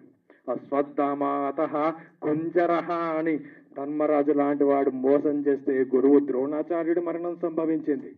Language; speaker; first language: Telugu; native; Telugu